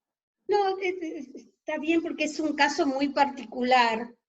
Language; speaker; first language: Spanish; native; Spanish